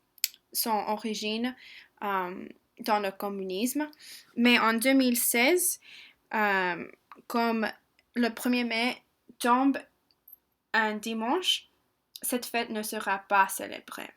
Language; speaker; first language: French; non-native, learner; English